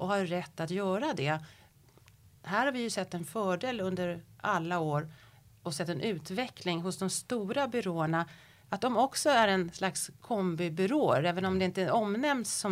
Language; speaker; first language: Swedish; native; Swedish